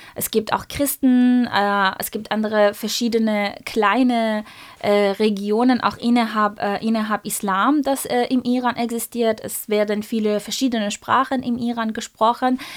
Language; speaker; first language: German; non-native, fluent; Persian